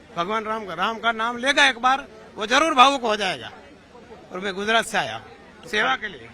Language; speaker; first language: Hindi; non-native, local second language; Gujarati